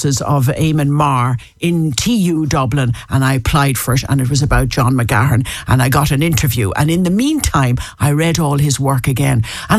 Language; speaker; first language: English; native; English